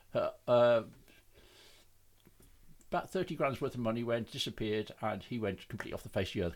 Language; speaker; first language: English; native; English